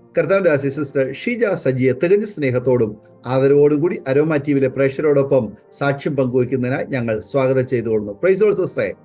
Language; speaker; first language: Malayalam; native; Malayalam